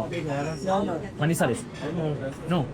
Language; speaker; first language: Spanish; non-native, fluent; Russian